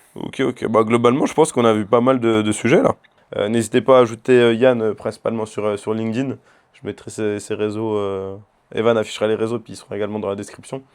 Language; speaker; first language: French; native; French